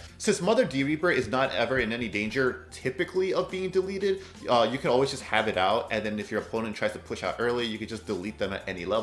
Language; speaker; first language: English; native; English